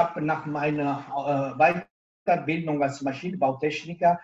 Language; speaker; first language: German; non-native, local second language; Italian